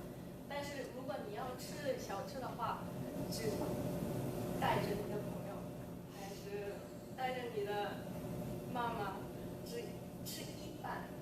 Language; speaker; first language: Chinese; non-native, learner; English